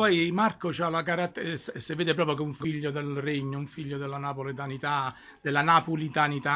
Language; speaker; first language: Italian; native; Italian